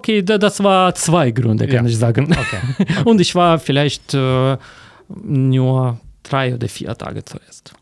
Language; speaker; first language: German; non-native, fluent; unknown